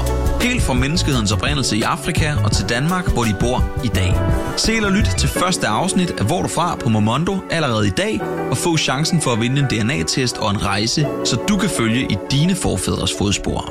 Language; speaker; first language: Danish; native; Danish